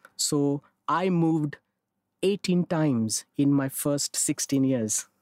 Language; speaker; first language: English; non-native, local second language; Marathi